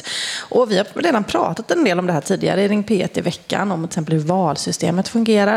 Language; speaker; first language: Swedish; native; Swedish